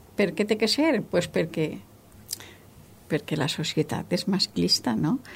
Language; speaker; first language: Catalan; native; Catalan